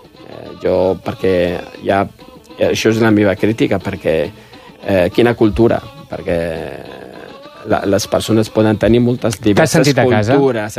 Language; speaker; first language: Catalan; early bilingual, other home language; Riffian